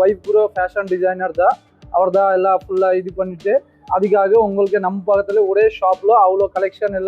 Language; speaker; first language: Tamil; non-native, fluent; Hindi